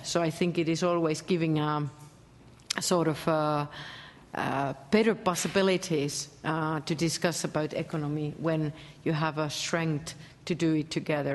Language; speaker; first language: English; non-native, fluent; Finnish